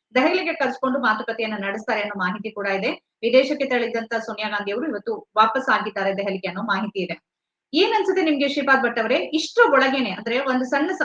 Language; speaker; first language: Kannada; native; Kannada